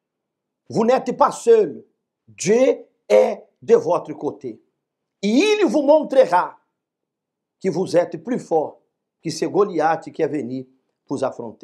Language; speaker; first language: French; non-native, fluent; Portuguese